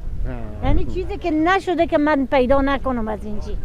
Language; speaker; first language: Persian; native; Persian